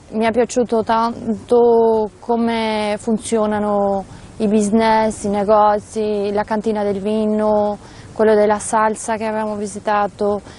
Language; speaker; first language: Italian; non-native, fluent; Albanian